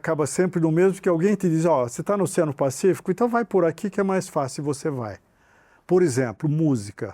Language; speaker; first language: Portuguese; native; Portuguese